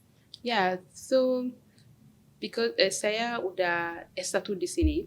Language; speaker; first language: Indonesian; non-native, learner; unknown